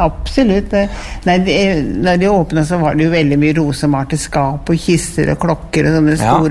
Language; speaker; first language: Norwegian; native; Norwegian